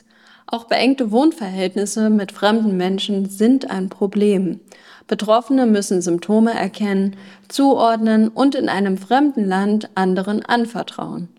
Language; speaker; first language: German; native; German